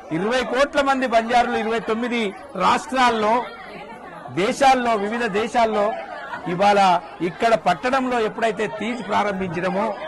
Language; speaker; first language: Telugu; non-native, local second language; Lambadi